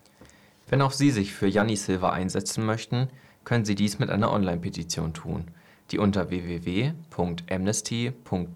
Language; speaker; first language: German; native; German